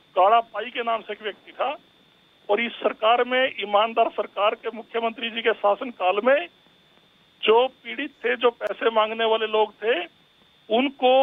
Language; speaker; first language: Hindi; native; Hindi